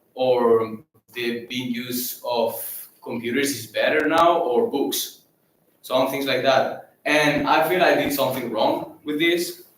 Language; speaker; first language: English; non-native, fluent; Catalan